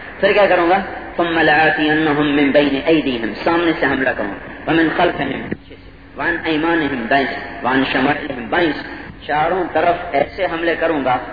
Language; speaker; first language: Urdu; non-native, local second language; Punjabi